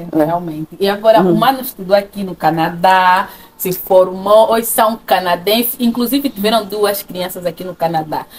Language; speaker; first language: Portuguese; native; Portuguese